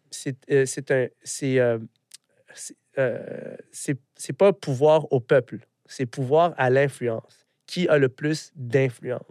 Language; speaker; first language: French; early bilingual, other home language; Arabic